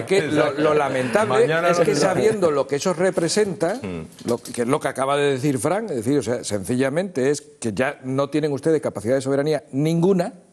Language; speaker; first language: Spanish; native; Spanish